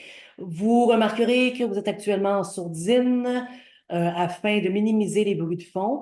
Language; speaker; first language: French; native; French